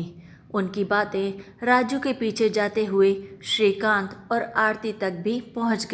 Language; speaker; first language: Hindi; native; Hindi